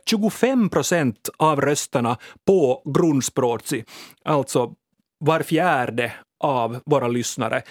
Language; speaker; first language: Swedish; native; Swedish